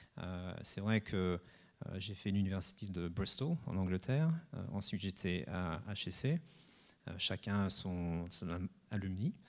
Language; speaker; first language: French; native; French